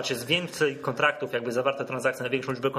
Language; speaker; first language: Polish; native; Polish